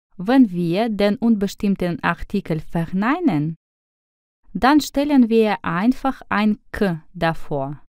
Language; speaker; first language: German; non-native, fluent; Russian